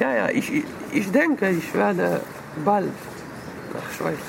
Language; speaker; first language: German; early bilingual, other home language; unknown